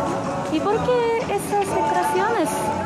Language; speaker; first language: Spanish; non-native, learner; Korean